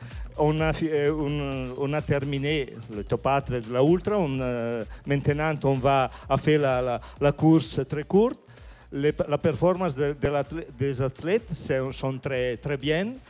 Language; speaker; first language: French; non-native, learner; Italian